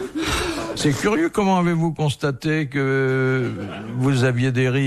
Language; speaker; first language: French; native; French